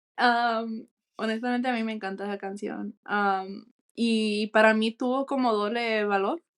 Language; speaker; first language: Spanish; early bilingual, heritage; Spanish